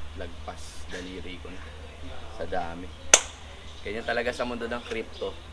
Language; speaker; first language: Filipino; native; Filipino